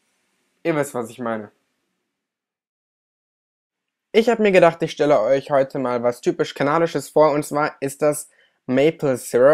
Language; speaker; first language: German; native; German